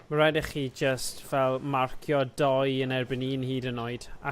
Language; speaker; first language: Welsh; non-native, local second language; English